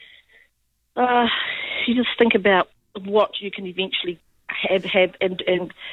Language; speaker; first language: English; native; English